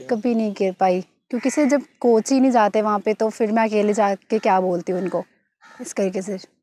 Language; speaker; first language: Hindi; native; Hindi